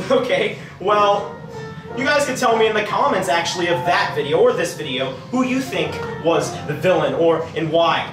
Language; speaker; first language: English; native; English